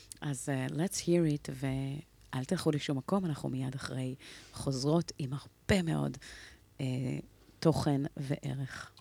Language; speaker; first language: Hebrew; native; Hebrew